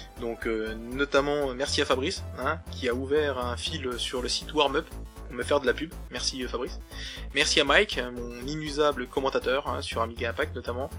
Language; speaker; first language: French; native; French